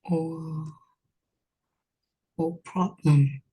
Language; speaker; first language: English; non-native, learner; Vietnamese